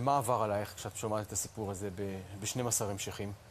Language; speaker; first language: Hebrew; native; Hebrew